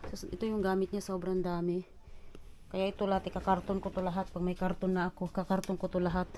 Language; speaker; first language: Filipino; native; Filipino